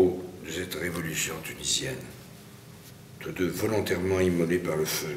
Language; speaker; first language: French; native; French